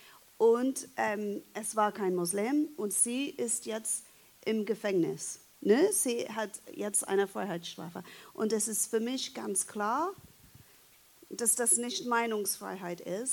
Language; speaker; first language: German; non-native, fluent; English